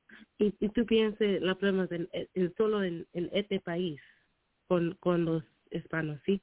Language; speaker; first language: Spanish; non-native, learner; English